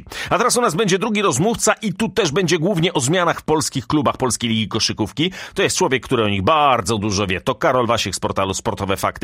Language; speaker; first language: Polish; native; Polish